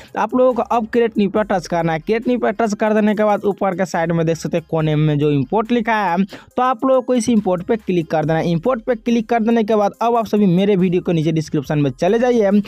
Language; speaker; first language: Hindi; native; Hindi